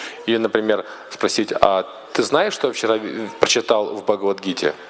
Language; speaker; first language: Russian; native; Russian